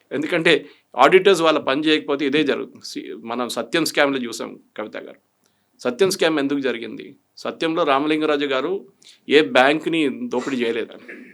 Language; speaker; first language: Telugu; non-native, fluent; Malayalam